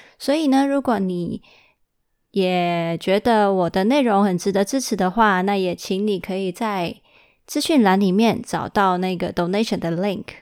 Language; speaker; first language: Chinese; early bilingual, heritage; Chinese